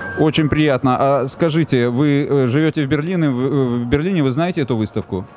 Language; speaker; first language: Russian; native; Russian